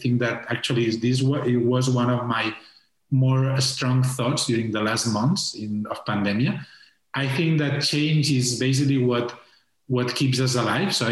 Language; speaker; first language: English; non-native, fluent; Spanish